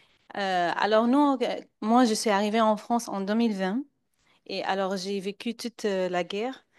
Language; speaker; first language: French; non-native, fluent; Arabic